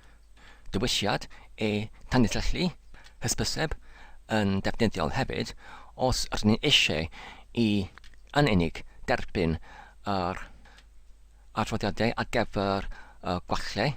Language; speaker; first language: Welsh; non-native, learner; English